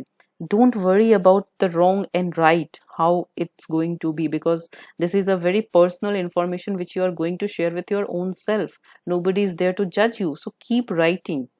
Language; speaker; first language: English; non-native, local second language; Hindi